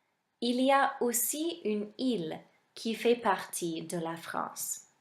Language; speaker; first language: French; non-native, fluent; English